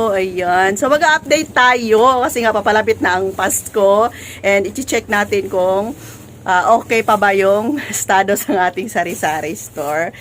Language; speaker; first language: Filipino; non-native, local second language; Cebuano